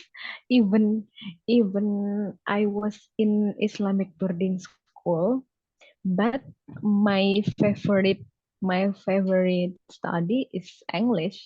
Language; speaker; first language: English; non-native, learner; Indonesian